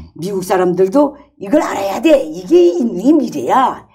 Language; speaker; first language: Korean; native; Korean